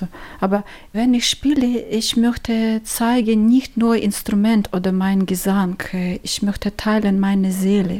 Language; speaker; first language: German; non-native, learner; Ukrainian